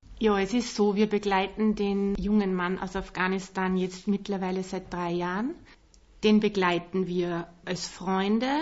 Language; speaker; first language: German; native; German